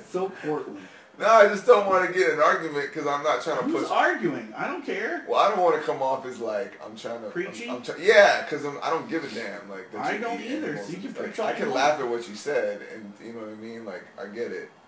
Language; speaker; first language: English; native; English